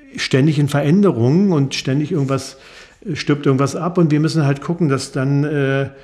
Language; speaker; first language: German; native; German